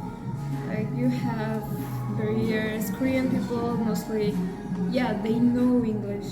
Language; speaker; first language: English; non-native, learner; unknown